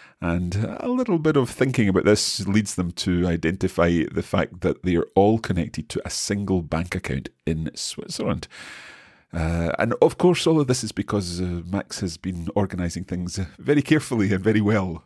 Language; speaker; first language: English; native; English